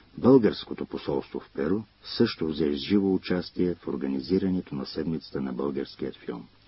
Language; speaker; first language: Bulgarian; native; Bulgarian